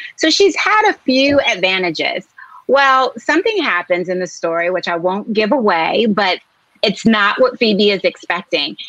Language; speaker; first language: English; native; English